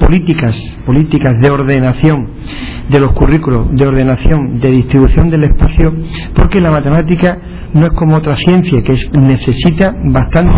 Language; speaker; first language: Spanish; native; Spanish